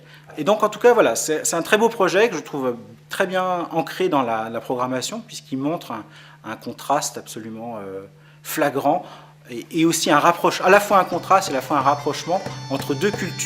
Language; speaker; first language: French; native; French